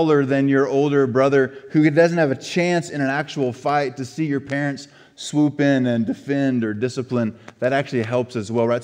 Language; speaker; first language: English; native; English